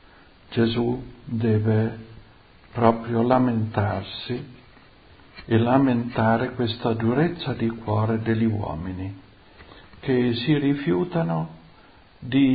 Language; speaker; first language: Italian; native; Italian